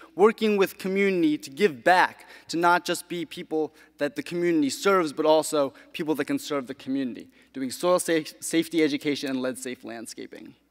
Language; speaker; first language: English; native; English